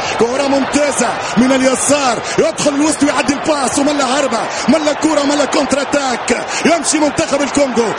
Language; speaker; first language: Arabic; native; Arabic